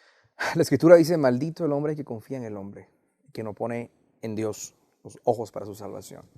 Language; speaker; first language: Spanish; native; Spanish